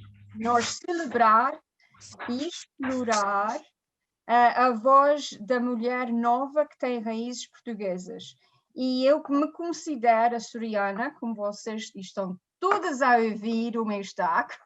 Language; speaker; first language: Portuguese; early bilingual, heritage; Portuguese